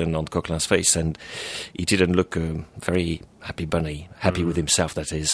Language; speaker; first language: English; non-native, fluent; French